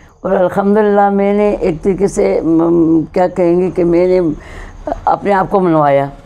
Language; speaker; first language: Urdu; non-native, local second language; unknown